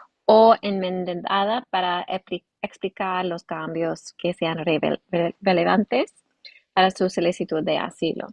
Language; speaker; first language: Spanish; non-native, learner; English